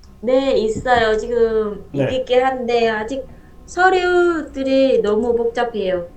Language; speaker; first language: Korean; non-native, learner; Vietnamese